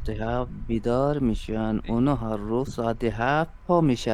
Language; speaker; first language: Persian; non-native, learner; Urdu